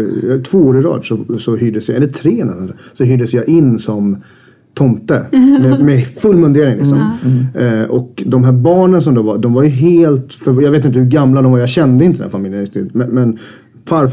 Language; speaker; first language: Swedish; native; Swedish